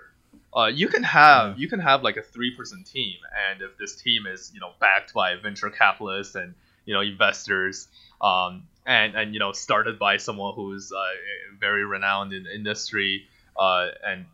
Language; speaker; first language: English; non-native, fluent; Chinese